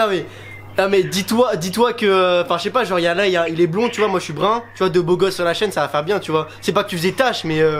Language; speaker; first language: French; native; French